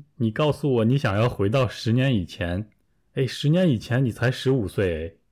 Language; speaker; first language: Chinese; native; Chinese